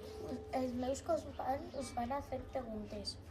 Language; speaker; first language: Catalan; non-native, local second language; Spanish